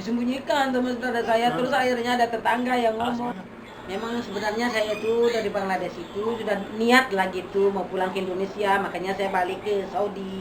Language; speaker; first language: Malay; non-native, local second language; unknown